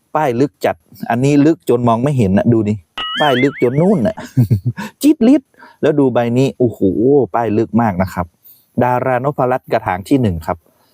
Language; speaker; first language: Thai; native; Thai